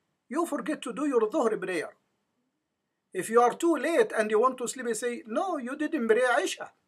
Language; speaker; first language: English; non-native, fluent; Arabic